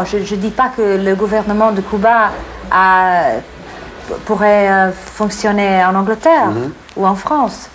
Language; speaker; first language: French; non-native, fluent; English